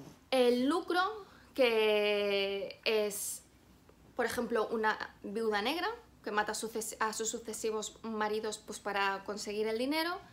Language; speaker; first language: Spanish; native; Spanish